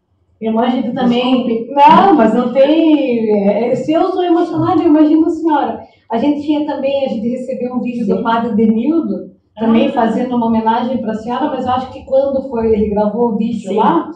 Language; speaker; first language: Portuguese; native; Portuguese